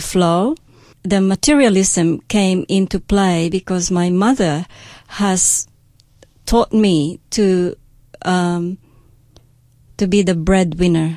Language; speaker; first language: English; non-native, local second language; Hiligaynon